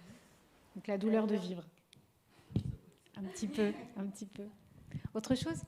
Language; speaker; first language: French; native; French